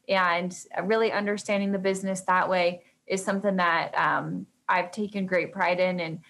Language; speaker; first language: English; native; English